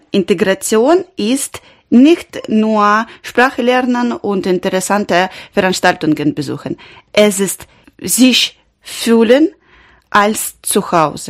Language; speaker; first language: German; non-native, learner; Ukrainian